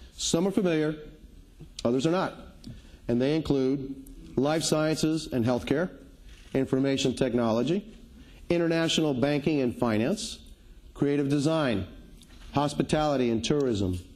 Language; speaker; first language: English; early bilingual, other home language; Spanish